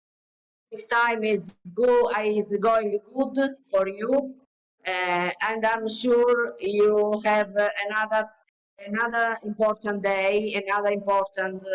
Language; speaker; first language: English; non-native, learner; Italian